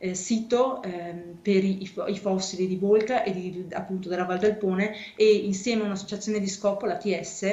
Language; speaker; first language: Italian; native; Italian